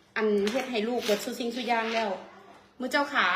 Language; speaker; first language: Thai; native; Thai